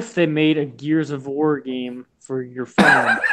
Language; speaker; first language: English; native; English